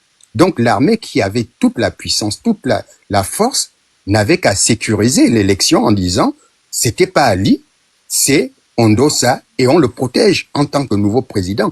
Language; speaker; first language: French; non-native, local second language; Fang